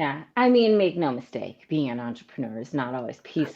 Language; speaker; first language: English; native; English